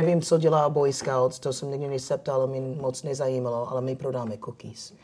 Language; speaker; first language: Czech; non-native, fluent; English